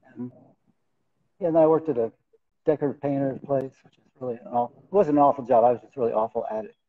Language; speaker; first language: English; native; English